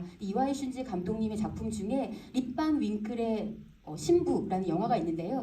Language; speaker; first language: Korean; native; Korean